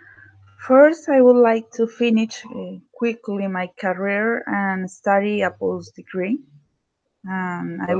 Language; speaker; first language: English; non-native, learner; Spanish